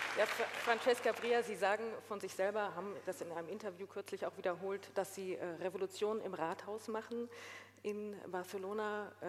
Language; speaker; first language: German; native; German